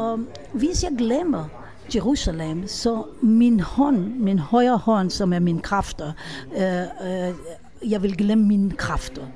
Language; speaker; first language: Danish; non-native, fluent; Hebrew